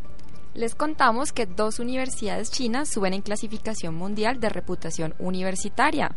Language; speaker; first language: Spanish; native; Spanish